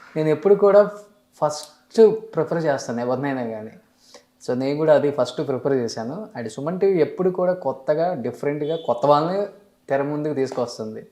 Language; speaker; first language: Telugu; native; Telugu